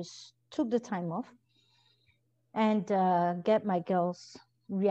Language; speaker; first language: English; non-native, local second language; Igbo